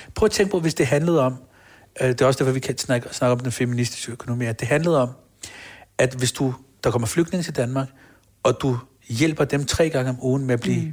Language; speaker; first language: Danish; early bilingual, other home language; Urdu